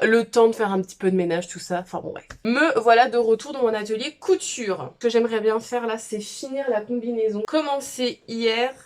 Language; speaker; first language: French; native; French